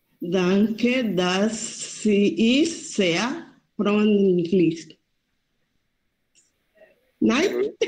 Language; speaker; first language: German; non-native, learner; Spanish